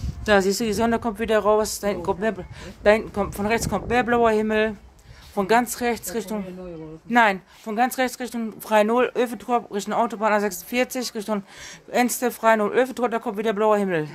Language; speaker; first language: German; native; German